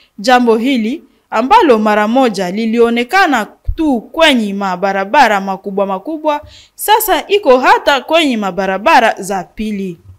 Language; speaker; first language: Swahili; non-native, local second language; Nande